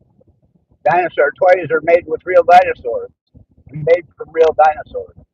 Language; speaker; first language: English; native; English